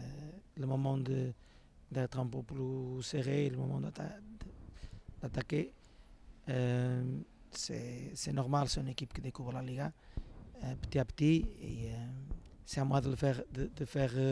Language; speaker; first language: French; non-native, fluent; Portuguese